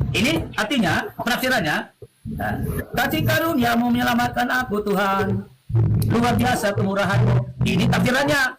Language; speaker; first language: Indonesian; non-native, local second language; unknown